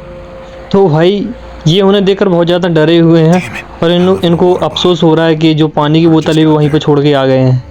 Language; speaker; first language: Hindi; native; Hindi